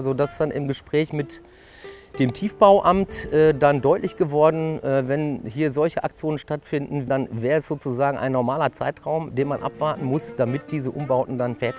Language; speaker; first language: German; native; German